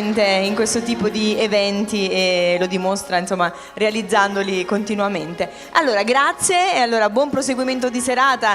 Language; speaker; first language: Italian; native; Italian